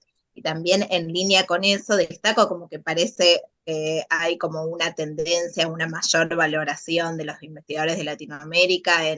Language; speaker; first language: Spanish; native; Spanish